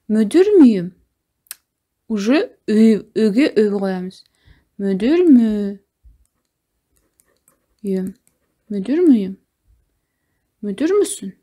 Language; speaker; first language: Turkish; non-native, fluent; Kazakh